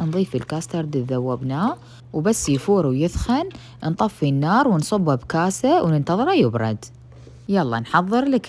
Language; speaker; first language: Arabic; native; Arabic